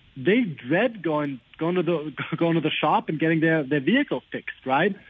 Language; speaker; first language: English; non-native, fluent; German